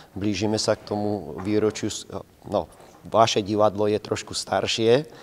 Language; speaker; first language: Slovak; native; Slovak